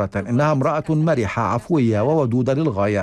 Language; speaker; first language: Arabic; native; Arabic